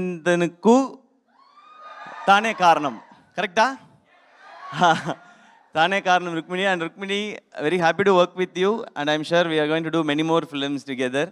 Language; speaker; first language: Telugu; non-native, learner; Tamil